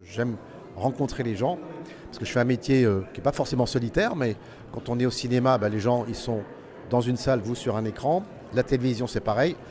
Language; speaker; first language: French; native; French